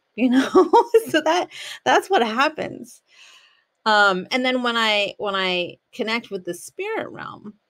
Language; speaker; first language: English; native; English